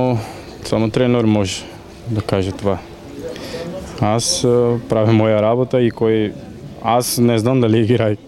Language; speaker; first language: Bulgarian; non-native, learner; Portuguese